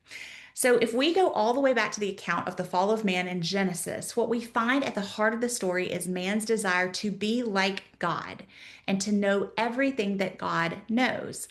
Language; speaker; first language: English; native; English